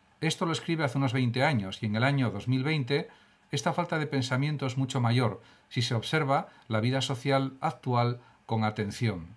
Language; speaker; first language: Spanish; native; Spanish